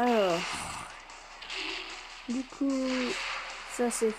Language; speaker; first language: French; native; French